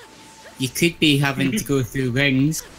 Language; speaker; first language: English; native; English